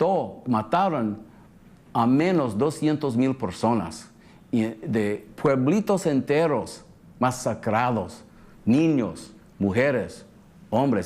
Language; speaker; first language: Spanish; early bilingual, heritage; English